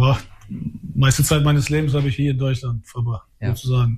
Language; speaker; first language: German; early bilingual, other home language; Albanian